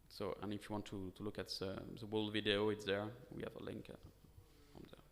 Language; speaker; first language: English; non-native, fluent; French